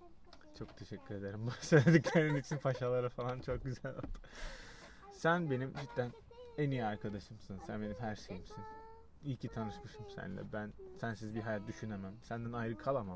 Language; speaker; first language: Turkish; native; Turkish